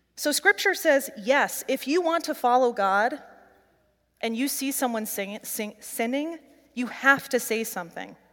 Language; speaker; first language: English; native; English